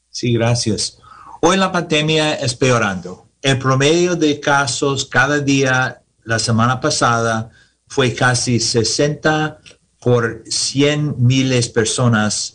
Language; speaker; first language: Spanish; non-native, learner; English